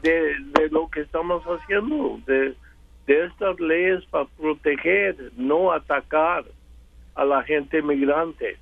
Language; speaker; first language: Spanish; early bilingual, other home language; English